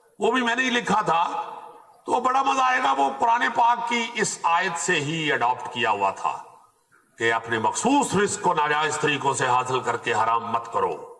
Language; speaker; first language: Urdu; non-native, local second language; Punjabi